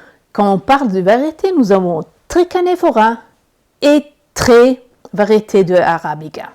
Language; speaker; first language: French; non-native, learner; Italian